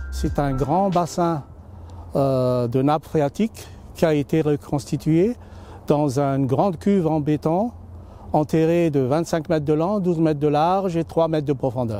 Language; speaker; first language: French; native; French